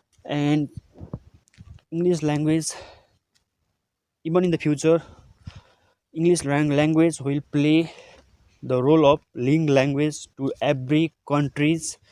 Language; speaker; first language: English; non-native, local second language; Nepali